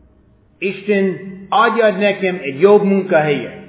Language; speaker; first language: Hungarian; non-native, fluent; English